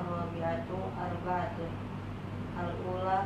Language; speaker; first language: Arabic; non-native, learner; Indonesian